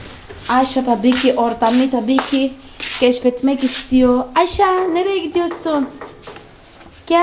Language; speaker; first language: Turkish; non-native, fluent; Portuguese